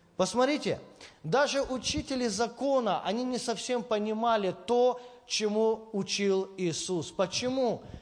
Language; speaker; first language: Russian; native; Russian